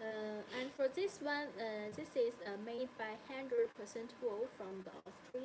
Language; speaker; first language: English; non-native, learner; Chinese